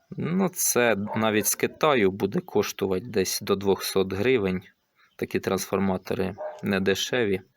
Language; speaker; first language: Ukrainian; native; Ukrainian